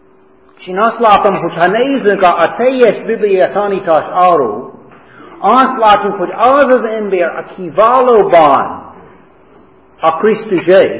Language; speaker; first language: Hungarian; non-native, fluent; English